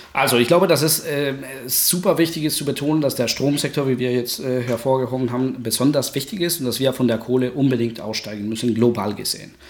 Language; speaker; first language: German; non-native, fluent; Spanish